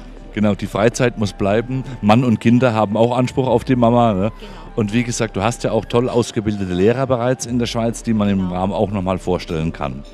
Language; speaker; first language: German; native; German